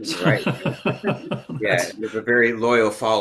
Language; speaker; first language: English; native; English